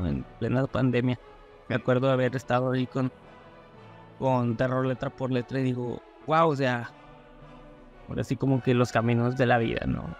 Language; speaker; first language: Spanish; native; Spanish